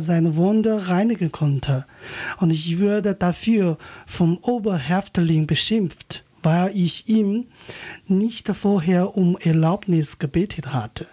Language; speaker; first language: German; non-native, learner; Chinese